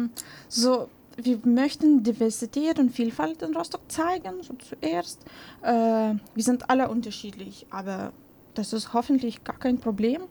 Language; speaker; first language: German; non-native, fluent; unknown